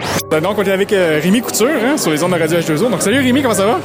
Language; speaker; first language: French; native; French